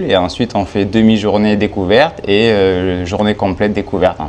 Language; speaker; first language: French; native; French